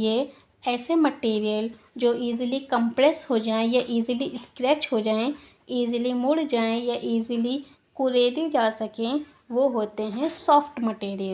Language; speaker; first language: Hindi; native; Hindi